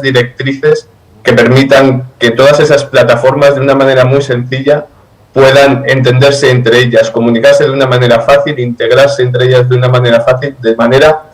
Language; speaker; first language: Spanish; native; Spanish